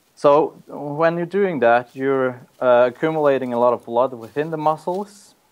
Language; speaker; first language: English; non-native, fluent; Norwegian